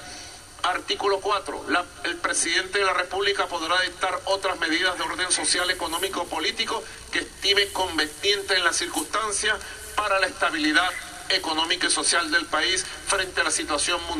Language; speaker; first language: Spanish; native; Spanish